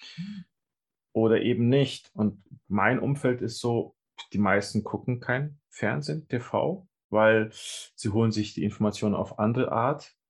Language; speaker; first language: German; early bilingual, other home language; Russian